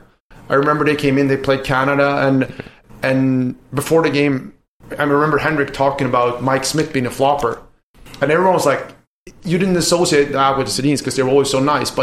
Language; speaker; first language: English; non-native, fluent; Swedish